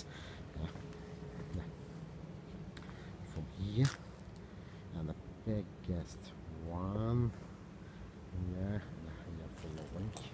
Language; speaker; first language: English; non-native, learner; Turkish